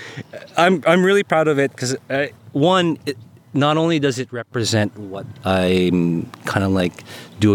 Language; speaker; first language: English; non-native, local second language; Filipino